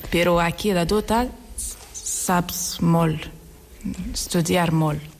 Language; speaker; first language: Catalan; non-native, learner; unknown